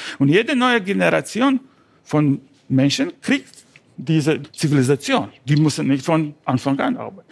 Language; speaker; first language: German; non-native, fluent; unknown